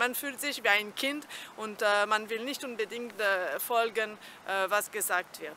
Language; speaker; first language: German; non-native, fluent; French